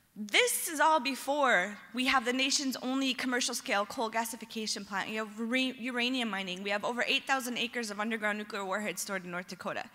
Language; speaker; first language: English; native; English